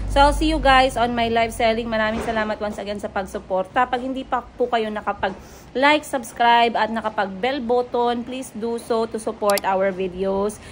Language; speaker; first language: Filipino; native; Filipino